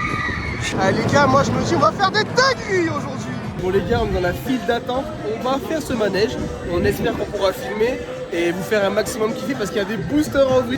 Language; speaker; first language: French; native; French